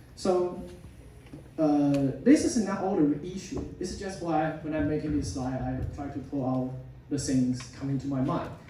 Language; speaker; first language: English; non-native, fluent; Chinese